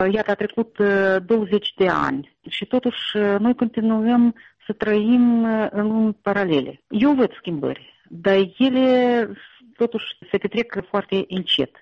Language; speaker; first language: Romanian; non-native, local second language; Russian